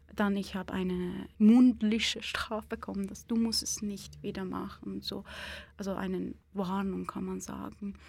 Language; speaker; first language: German; non-native, fluent; Persian